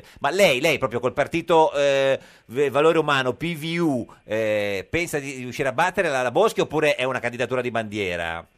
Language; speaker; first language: Italian; native; Italian